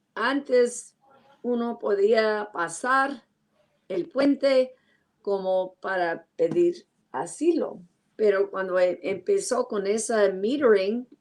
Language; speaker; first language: Spanish; non-native, learner; English